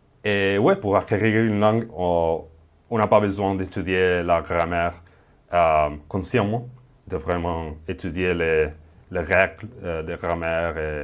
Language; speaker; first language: French; non-native, fluent; Spanish